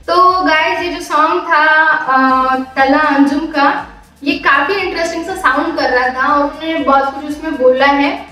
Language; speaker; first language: Hindi; non-native, local second language; Marathi